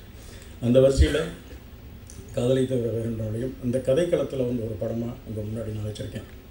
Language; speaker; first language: Tamil; native; Tamil